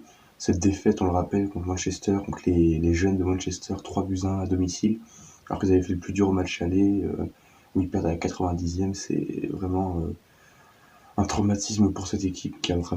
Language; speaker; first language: French; native; French